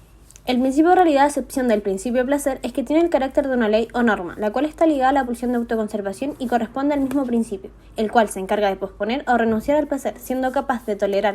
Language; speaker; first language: Spanish; native; Spanish